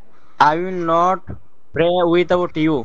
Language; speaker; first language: English; non-native, learner; Bangla